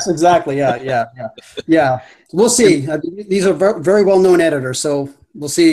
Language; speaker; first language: English; native; English